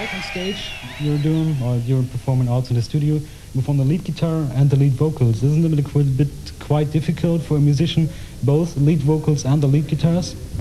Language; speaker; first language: English; non-native, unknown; German